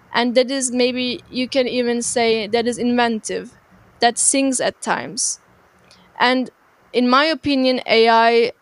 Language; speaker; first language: English; non-native, fluent; Turkish